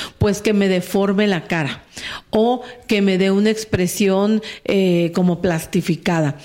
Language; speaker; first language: Spanish; native; Spanish